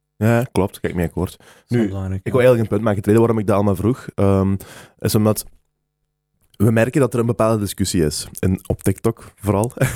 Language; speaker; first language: Dutch; native; Dutch